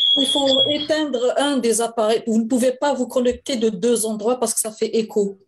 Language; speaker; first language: French; non-native, local second language; Arabic